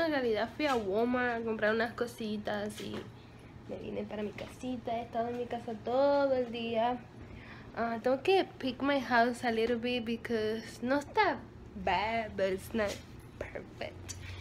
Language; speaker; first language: Spanish; native; Spanish